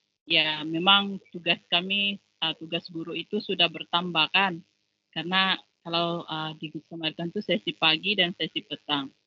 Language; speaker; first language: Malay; non-native, local second language; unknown